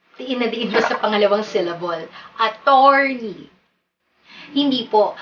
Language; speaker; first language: Filipino; native; Filipino